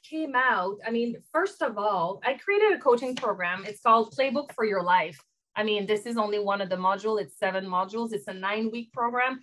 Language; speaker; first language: English; non-native, fluent; French